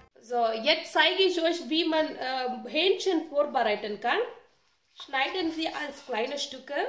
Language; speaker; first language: German; non-native, learner; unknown